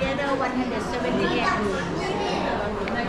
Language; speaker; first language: English; non-native, fluent; Thai